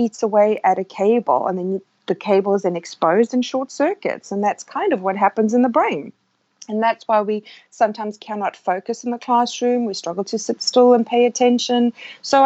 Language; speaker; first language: English; native; English